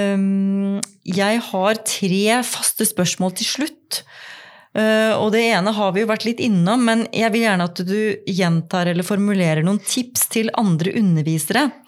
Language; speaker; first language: Norwegian; native; Norwegian